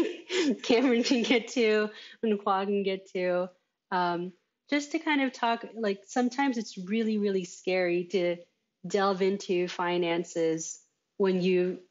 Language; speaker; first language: English; native; English